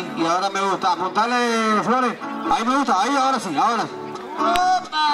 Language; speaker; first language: Spanish; native; Spanish